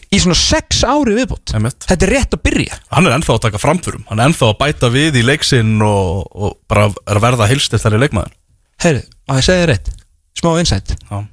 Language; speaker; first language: Icelandic; non-native, fluent; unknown